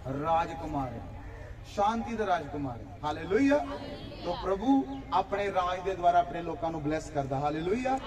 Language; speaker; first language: Hindi; non-native, local second language; Punjabi